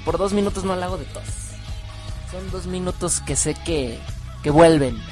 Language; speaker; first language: Spanish; native; Spanish